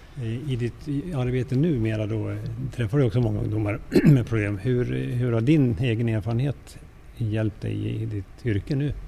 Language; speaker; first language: Swedish; native; Swedish